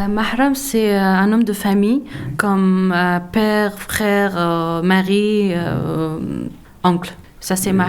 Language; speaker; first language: French; non-native, learner; Persian